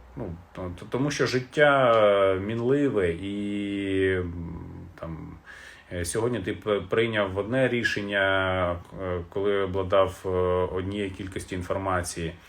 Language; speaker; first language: Ukrainian; non-native, local second language; Russian